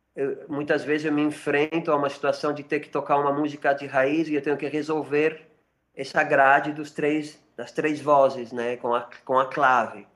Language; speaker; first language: Portuguese; non-native, fluent; French